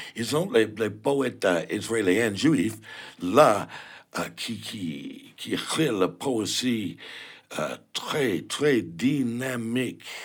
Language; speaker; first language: French; non-native, learner; English